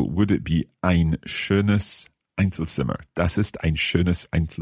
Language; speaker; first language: German; non-native, learner; English